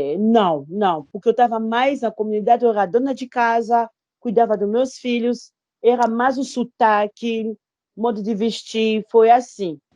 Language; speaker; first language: Portuguese; non-native, fluent; Lingala